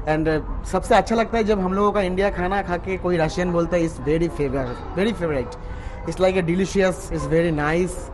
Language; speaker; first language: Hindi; non-native, local second language; Bangla